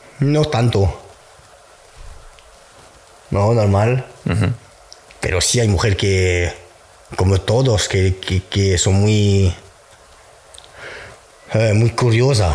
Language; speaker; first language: Spanish; non-native, fluent; French